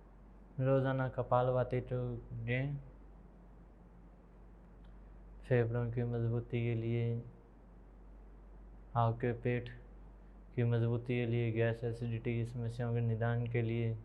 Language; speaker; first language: Hindi; native; Hindi